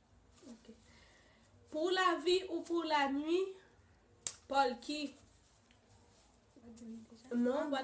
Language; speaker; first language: French; non-native, learner; Haitian Creole